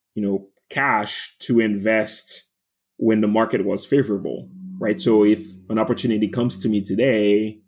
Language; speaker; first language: English; non-native, fluent; French